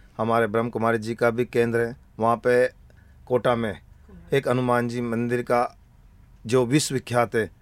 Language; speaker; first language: Hindi; native; Hindi